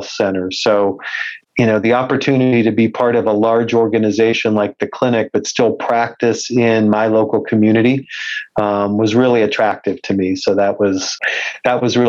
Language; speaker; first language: English; native; English